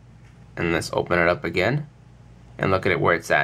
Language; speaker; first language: English; native; English